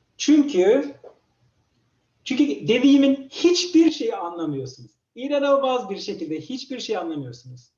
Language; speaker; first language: Turkish; non-native, fluent; English